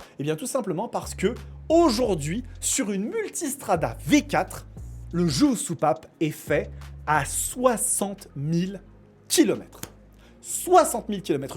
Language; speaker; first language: French; native; French